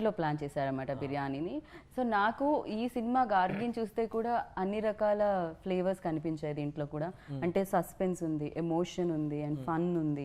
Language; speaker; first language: Telugu; native; Telugu